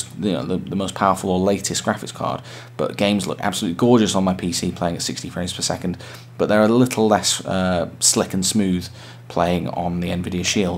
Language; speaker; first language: English; native; English